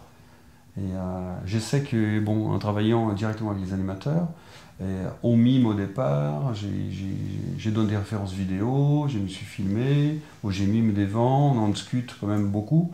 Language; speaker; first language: French; non-native, fluent; Portuguese